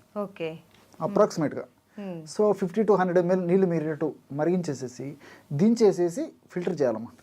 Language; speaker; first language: Telugu; native; Telugu